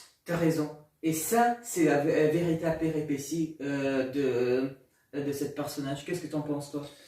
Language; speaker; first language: French; non-native, learner; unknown